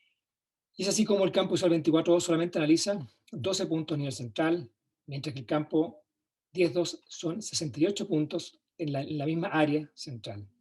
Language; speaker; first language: Spanish; native; Spanish